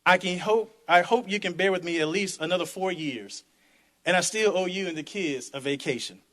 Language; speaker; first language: English; native; English